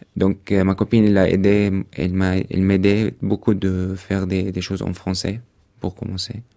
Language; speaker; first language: French; non-native, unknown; Arabic